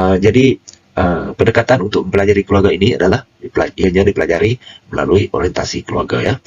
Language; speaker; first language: Malay; non-native, local second language; Iban